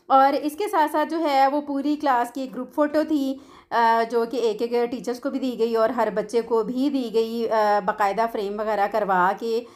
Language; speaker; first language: Urdu; non-native, local second language; Punjabi